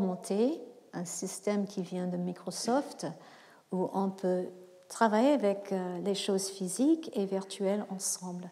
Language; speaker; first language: French; non-native, fluent; English